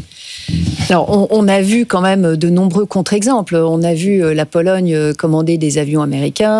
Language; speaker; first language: French; native; French